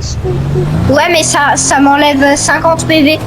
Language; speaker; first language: French; native; French